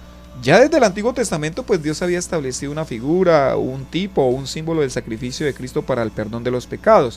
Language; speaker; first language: Spanish; native; Spanish